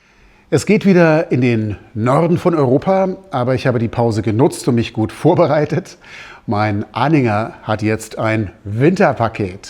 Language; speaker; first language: German; native; German